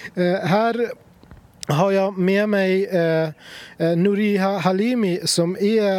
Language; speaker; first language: Swedish; non-native, fluent; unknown